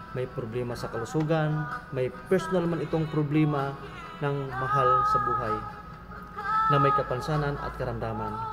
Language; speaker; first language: Filipino; non-native, local second language; Cebuano